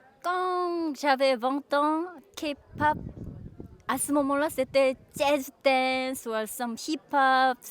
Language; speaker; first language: French; non-native, learner; Korean